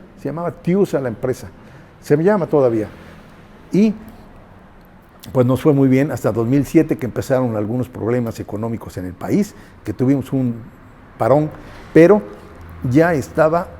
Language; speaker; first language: Spanish; native; Spanish